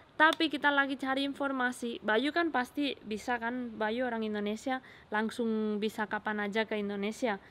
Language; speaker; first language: Indonesian; non-native, learner; Spanish